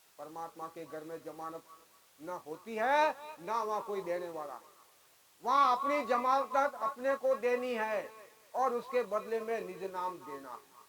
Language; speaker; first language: Hindi; native; Hindi